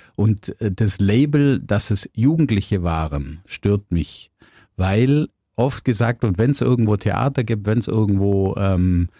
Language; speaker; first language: German; native; German